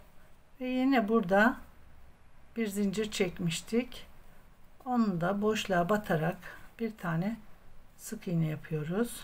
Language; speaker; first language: Turkish; native; Turkish